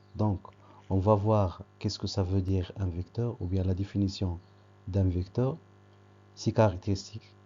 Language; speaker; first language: French; non-native, local second language; Arabic